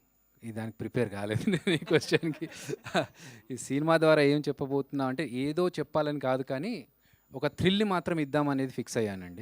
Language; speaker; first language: Telugu; native; Telugu